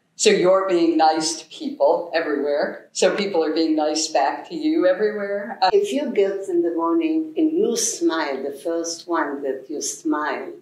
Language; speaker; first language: English; native; English